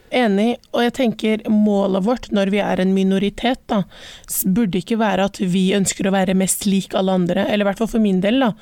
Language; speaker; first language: Norwegian; early bilingual, other home language; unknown